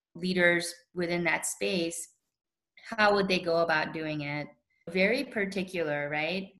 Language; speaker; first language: English; early bilingual, other home language; Urdu